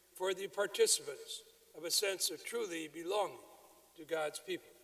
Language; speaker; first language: English; native; English